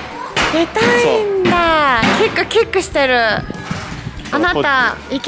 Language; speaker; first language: Japanese; native; Japanese